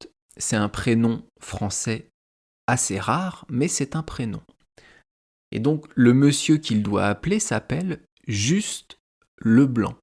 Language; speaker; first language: French; native; French